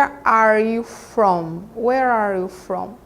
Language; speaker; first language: English; non-native, fluent; Portuguese